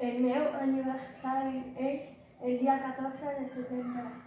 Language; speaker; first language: Catalan; non-native, learner; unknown